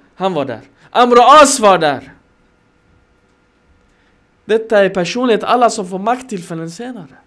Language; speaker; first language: Swedish; non-native, fluent; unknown